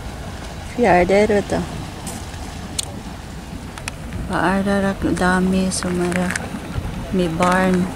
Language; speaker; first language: Norwegian; non-native, learner; Filipino